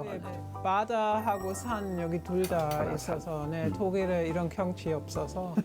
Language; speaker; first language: Korean; non-native, fluent; German